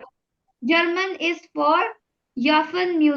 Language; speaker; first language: English; non-native, learner; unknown